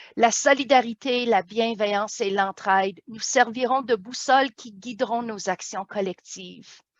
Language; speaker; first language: French; native; French